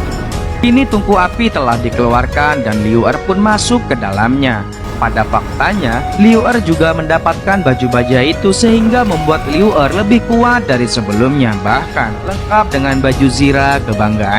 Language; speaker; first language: Indonesian; native; Indonesian